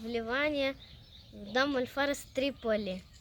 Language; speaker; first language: Russian; early bilingual, heritage; Russian